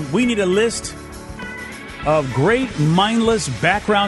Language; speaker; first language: English; native; English